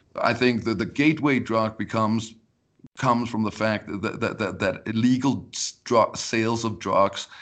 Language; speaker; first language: English; non-native, fluent; Danish